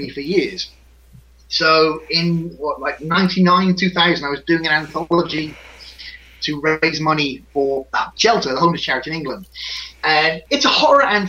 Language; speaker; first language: English; native; English